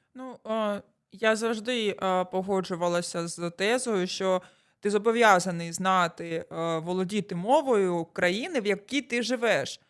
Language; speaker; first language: Ukrainian; non-native, local second language; Russian